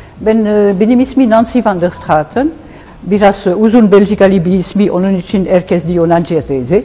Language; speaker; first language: Turkish; non-native, learner; Dutch